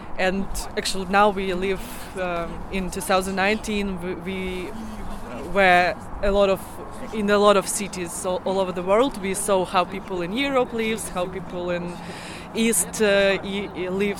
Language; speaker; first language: English; non-native, learner; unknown